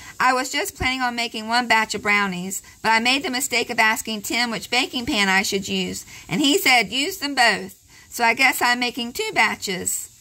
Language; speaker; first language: English; native; English